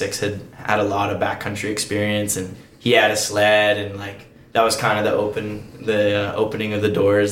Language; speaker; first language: English; native; English